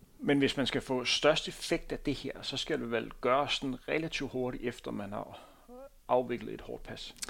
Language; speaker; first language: Danish; native; Danish